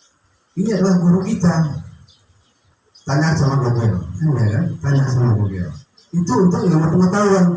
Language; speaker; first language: Indonesian; native; Indonesian